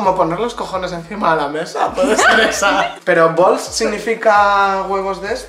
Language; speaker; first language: Spanish; native; Spanish